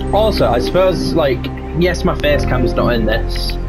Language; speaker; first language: English; native; English